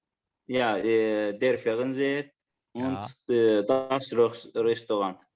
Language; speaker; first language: German; non-native, learner; Azerbaijani